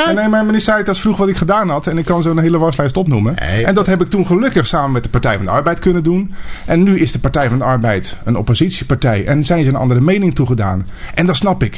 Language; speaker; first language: Dutch; native; Dutch